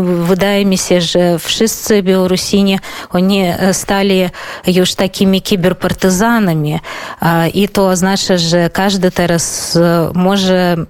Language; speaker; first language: Polish; non-native, fluent; Belarusian